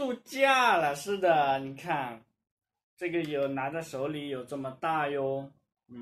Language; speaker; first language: Chinese; native; Chinese